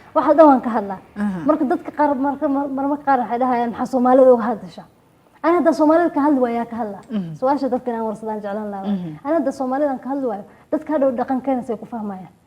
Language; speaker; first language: Somali; early bilingual, heritage; Somali